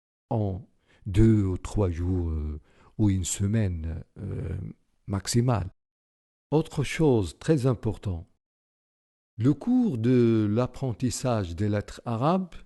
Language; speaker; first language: French; non-native, local second language; Arabic